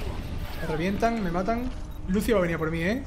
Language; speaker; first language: Spanish; native; Spanish